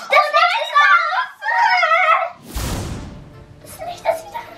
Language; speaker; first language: German; native; German